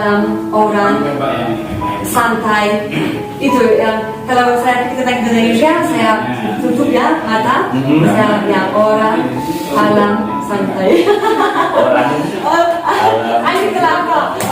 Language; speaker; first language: Indonesian; non-native, fluent; Polish